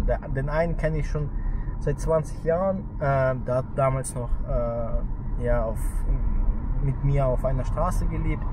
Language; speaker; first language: German; native; German